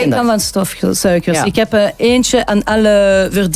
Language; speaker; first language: Dutch; non-native, local second language; French